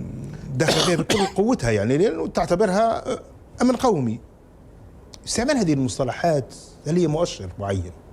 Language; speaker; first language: Arabic; native; Arabic